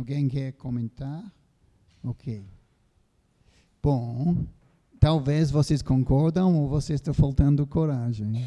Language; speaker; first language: Portuguese; non-native, fluent; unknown